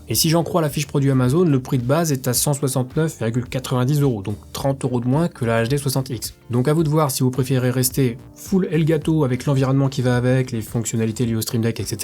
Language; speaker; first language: French; native; French